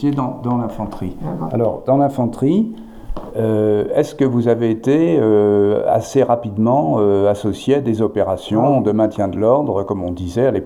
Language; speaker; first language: French; native; French